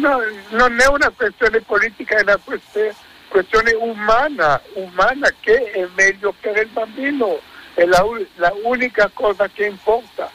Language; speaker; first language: Italian; non-native, fluent; Hebrew